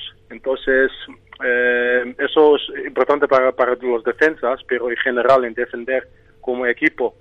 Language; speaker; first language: Spanish; non-native, fluent; Dutch